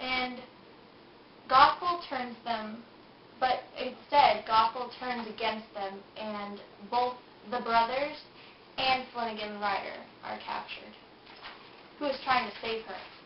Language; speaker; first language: English; native; English